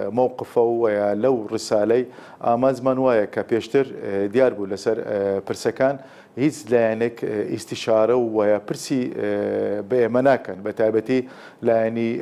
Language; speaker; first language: Central Kurdish; non-native, local second language; Turkish